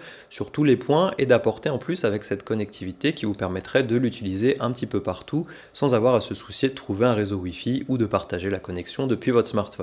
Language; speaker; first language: French; native; French